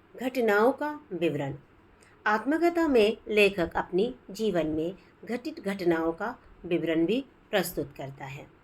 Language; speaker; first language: Hindi; non-native, local second language; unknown